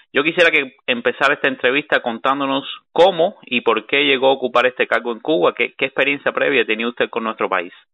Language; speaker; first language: Spanish; native; Spanish